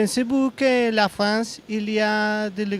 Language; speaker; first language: French; non-native, learner; Spanish